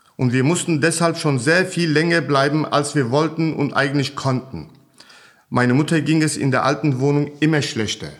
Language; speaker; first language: German; native; German